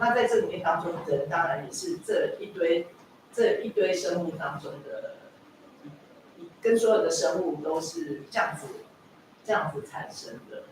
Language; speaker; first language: Chinese; native; Chinese